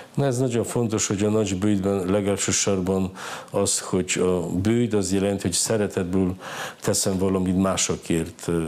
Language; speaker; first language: Hungarian; non-native, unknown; Polish